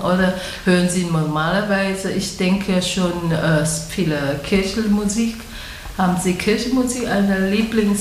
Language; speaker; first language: German; non-native, learner; Chinese